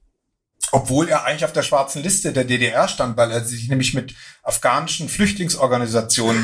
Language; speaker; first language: German; native; German